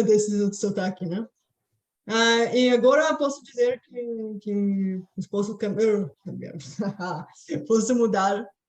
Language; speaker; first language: Portuguese; non-native, fluent; Bulgarian